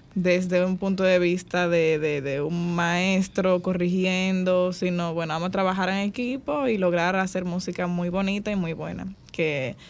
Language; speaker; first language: Spanish; native; Spanish